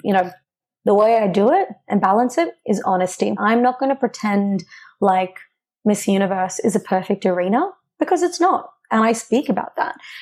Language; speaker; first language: English; native; English